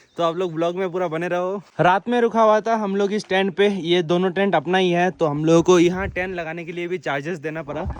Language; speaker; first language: Hindi; non-native, local second language; Bangla